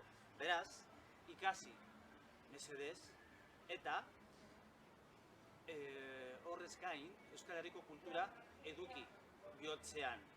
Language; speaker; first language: Basque; non-native, fluent; Spanish